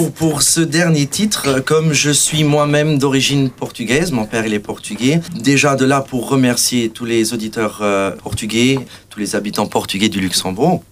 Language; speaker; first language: French; non-native, local second language; Portuguese